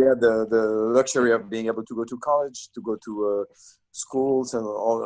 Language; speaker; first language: English; non-native, fluent; French